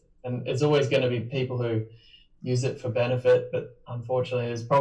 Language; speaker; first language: English; native; English